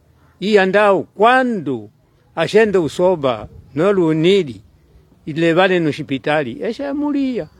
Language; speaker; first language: Portuguese; non-native, local second language; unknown